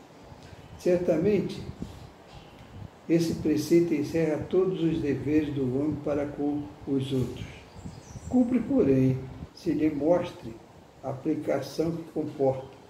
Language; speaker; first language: Portuguese; native; Portuguese